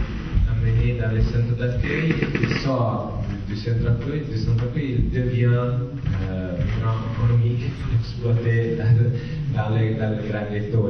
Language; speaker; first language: French; non-native, fluent; Italian